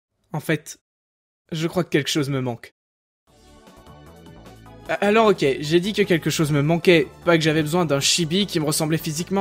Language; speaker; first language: French; native; French